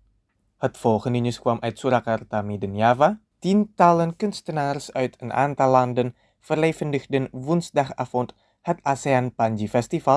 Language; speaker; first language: Dutch; non-native, fluent; Indonesian